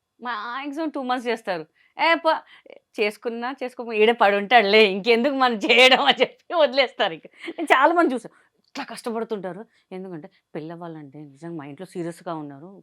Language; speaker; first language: Telugu; non-native, fluent; Hindi